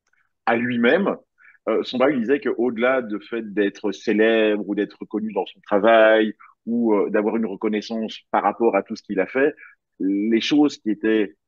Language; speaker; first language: French; native; French